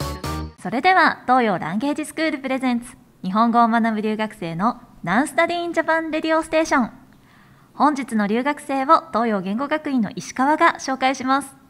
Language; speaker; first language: Japanese; native; Japanese